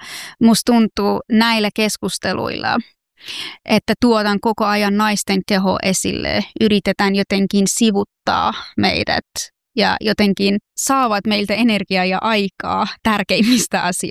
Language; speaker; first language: Finnish; non-native, fluent; Persian